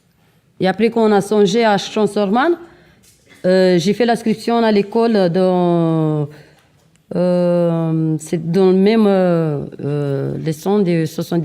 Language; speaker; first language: French; non-native, learner; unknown